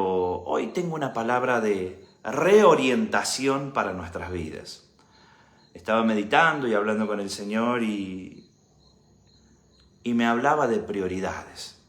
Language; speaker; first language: Spanish; native; Spanish